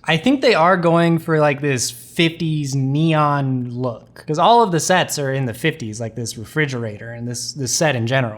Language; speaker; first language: English; native; English